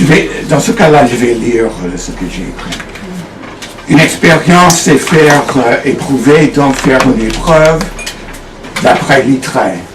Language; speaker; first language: French; non-native, fluent; English